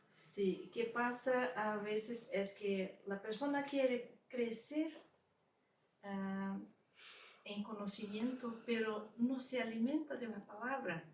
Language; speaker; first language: Spanish; non-native, fluent; Portuguese